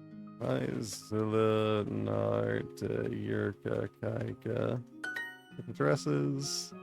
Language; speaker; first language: Dutch; non-native, learner; English